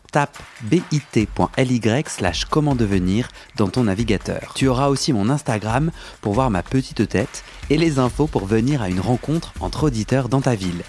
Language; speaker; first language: French; native; French